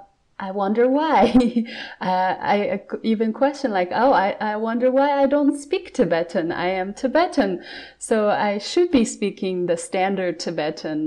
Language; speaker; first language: English; non-native, fluent; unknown